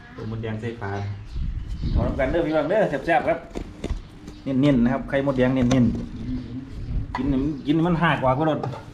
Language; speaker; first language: Thai; non-native, local second language; Northeastern Thai